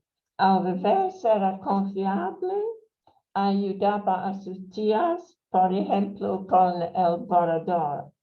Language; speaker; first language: Spanish; non-native, fluent; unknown